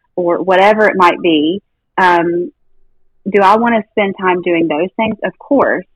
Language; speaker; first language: English; native; English